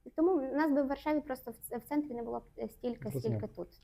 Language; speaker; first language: Ukrainian; non-native, local second language; Russian